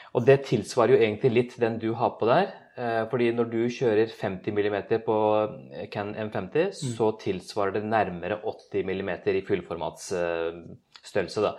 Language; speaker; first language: Norwegian; early bilingual, other home language; Urdu